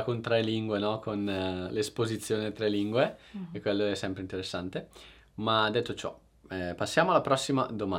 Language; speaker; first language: Italian; native; Italian